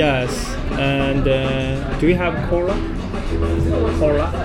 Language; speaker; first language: English; non-native, learner; Korean